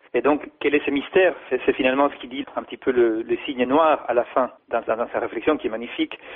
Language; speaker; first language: French; non-native, fluent; Spanish